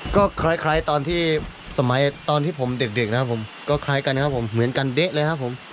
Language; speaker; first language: Thai; native; Thai